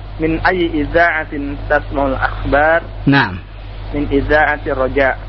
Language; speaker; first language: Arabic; non-native, learner; Indonesian